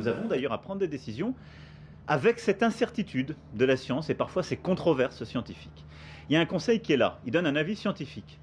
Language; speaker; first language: French; native; French